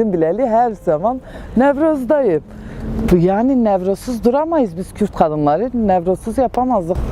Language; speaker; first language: Turkish; non-native, local second language; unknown